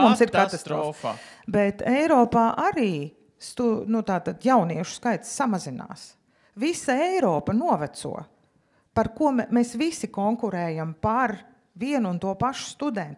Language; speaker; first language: Latvian; native; Latvian